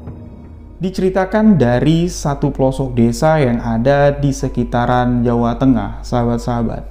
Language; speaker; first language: Indonesian; native; Indonesian